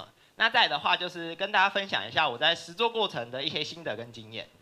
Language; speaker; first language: Chinese; native; Chinese